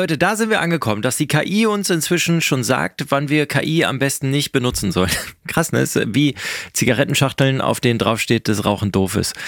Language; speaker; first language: German; native; German